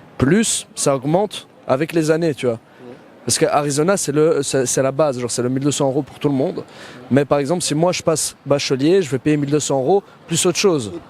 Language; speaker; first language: French; early bilingual, other home language; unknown